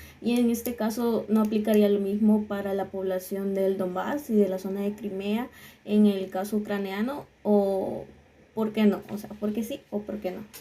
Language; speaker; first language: Spanish; native; Spanish